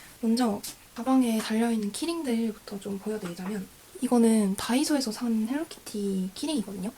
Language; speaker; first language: Korean; native; Korean